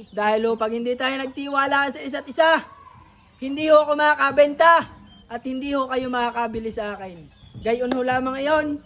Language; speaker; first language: Filipino; native; Filipino